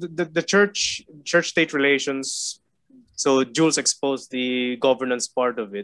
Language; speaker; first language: English; non-native, local second language; Filipino